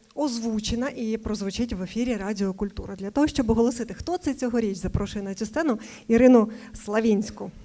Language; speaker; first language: Ukrainian; native; Ukrainian